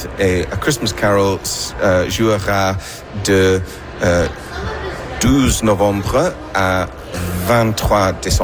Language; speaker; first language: French; non-native, learner; English